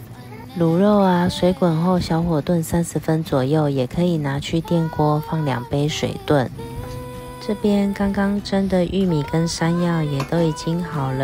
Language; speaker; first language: Chinese; native; Chinese